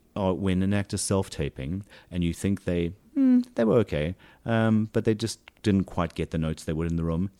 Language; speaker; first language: English; native; English